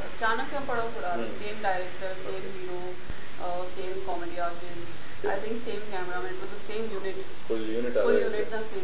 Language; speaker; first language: Tamil; non-native, learner; Gujarati